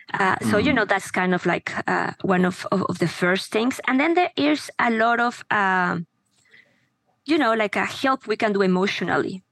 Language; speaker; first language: English; non-native, fluent; Spanish